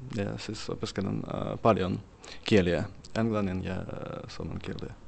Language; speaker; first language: Finnish; non-native, fluent; Russian